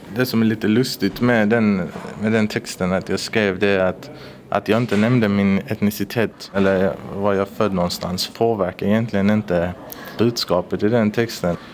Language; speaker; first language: Swedish; early bilingual, other home language; Persian